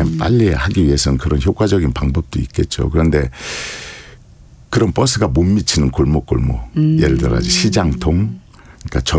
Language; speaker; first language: Korean; native; Korean